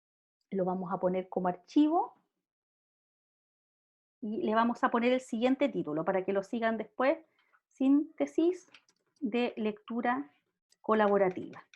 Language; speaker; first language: Spanish; native; Spanish